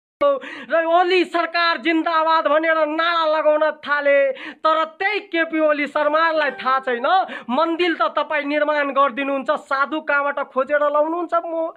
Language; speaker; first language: Nepali; non-native, local second language; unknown